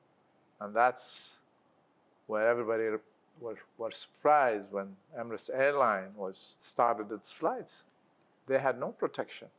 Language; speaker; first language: English; non-native, local second language; Arabic